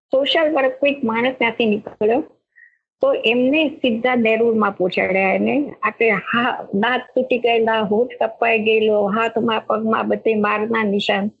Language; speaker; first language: Gujarati; native; Gujarati